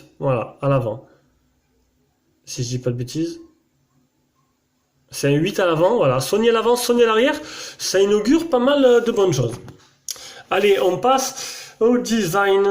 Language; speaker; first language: French; native; French